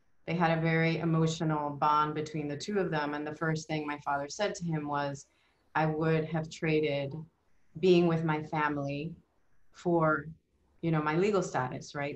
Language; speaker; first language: English; early bilingual, other home language; Spanish